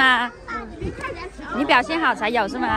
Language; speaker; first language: Chinese; native; Chinese